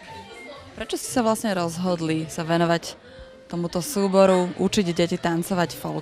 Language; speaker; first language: Slovak; native; Slovak